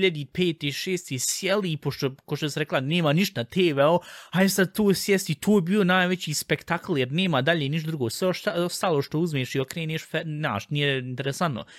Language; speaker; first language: Bosnian; early bilingual, heritage; Bosnian